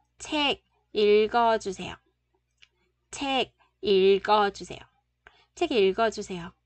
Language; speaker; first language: Korean; non-native, fluent; Vietnamese